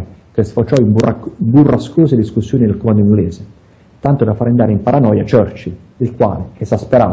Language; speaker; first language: Italian; native; Italian